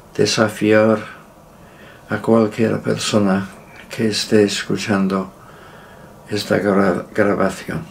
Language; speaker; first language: Spanish; non-native, fluent; English